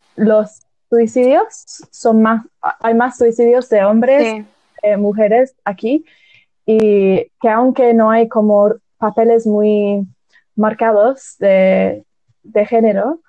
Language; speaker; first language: Spanish; non-native, fluent; English